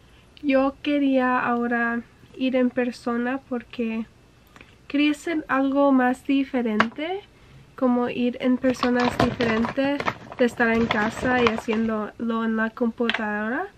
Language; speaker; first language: Spanish; early bilingual, heritage; English